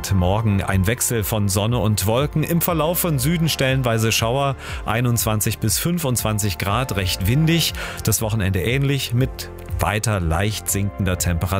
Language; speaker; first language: German; native; German